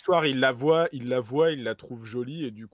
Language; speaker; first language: French; native; French